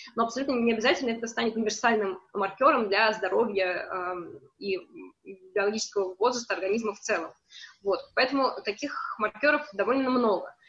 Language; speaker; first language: Russian; native; Russian